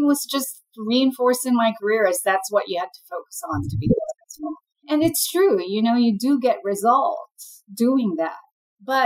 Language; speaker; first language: English; non-native, local second language; Filipino